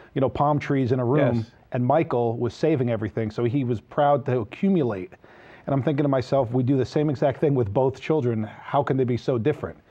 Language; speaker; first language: English; native; English